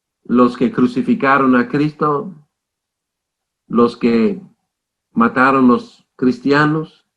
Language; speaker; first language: Spanish; non-native, fluent; English